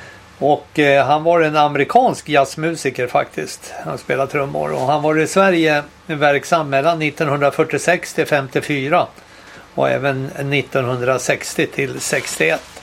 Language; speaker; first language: Swedish; native; Swedish